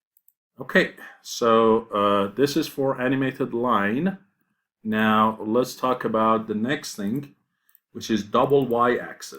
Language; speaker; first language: English; non-native, fluent; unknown